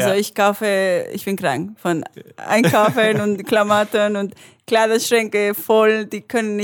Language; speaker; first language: German; non-native, learner; Spanish